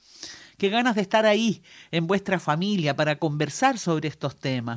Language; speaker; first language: Spanish; native; Spanish